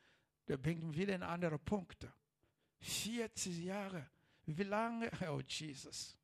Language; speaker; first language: German; non-native, learner; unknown